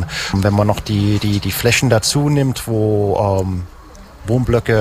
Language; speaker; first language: German; native; German